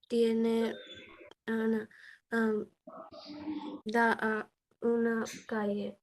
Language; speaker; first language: Spanish; non-native, learner; Bangla